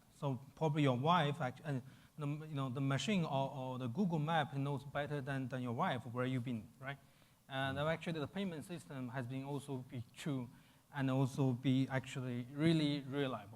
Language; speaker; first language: English; non-native, fluent; Chinese